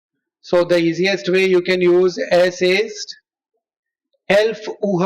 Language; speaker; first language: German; non-native, learner; Hindi